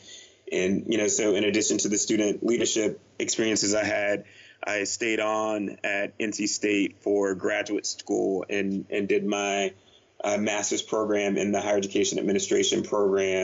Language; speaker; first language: English; native; English